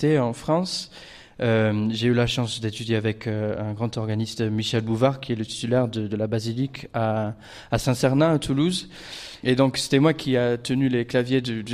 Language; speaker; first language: French; non-native, fluent; English